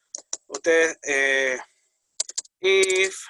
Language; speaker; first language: Spanish; native; Spanish